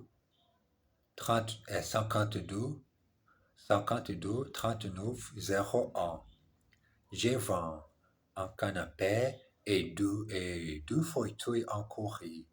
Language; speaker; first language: French; non-native, learner; English